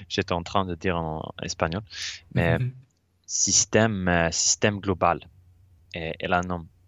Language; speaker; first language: French; non-native, learner; Swedish